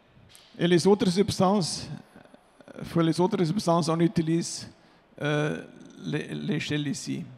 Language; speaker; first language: French; non-native, fluent; German